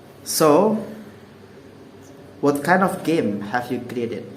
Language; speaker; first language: English; non-native, learner; Indonesian